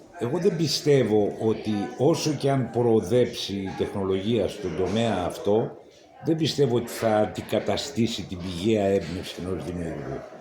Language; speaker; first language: Greek; native; Greek